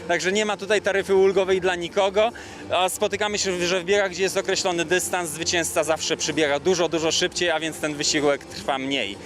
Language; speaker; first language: Polish; native; Polish